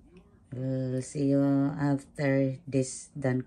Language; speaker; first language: English; non-native, learner; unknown